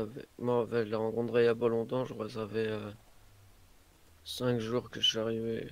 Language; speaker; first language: French; native; French